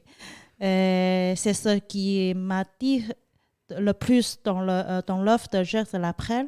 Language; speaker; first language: French; non-native, fluent; Chinese